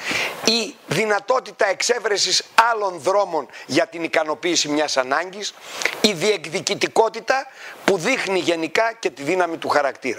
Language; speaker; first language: Greek; native; Greek